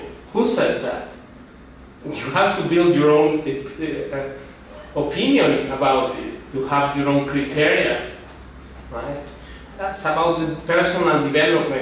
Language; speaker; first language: English; non-native, fluent; Spanish